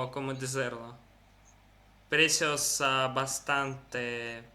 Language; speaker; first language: Spanish; non-native, fluent; Russian